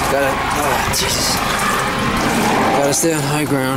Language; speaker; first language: English; early bilingual, other home language; Spanish